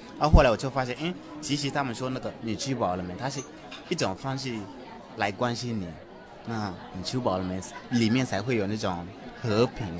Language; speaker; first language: Chinese; non-native, fluent; Mossi